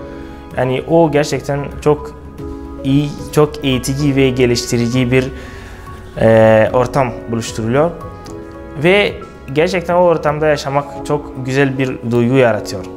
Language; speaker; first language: Turkish; non-native, fluent; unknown